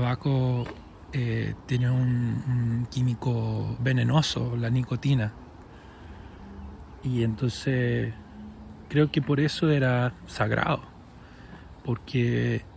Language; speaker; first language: Spanish; early bilingual, heritage; English